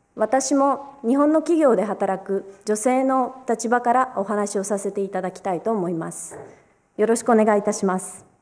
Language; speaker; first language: Japanese; early bilingual, other home language; Romanian